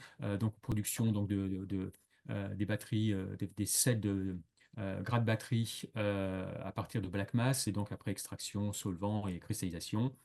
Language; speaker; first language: French; native; French